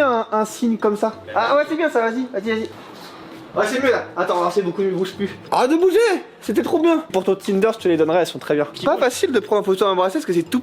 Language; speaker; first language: French; native; French